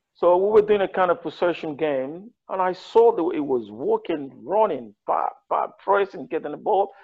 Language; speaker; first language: English; non-native, local second language; Yoruba